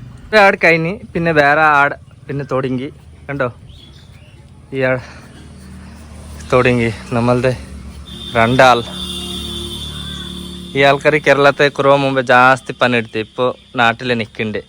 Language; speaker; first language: Malayalam; non-native, learner; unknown